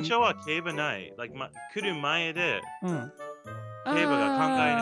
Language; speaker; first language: Japanese; non-native, learner; English